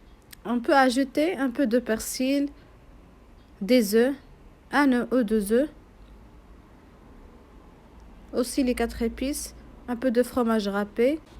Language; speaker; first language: French; non-native, local second language; Arabic